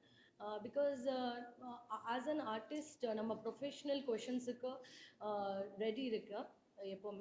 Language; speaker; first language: Tamil; non-native, learner; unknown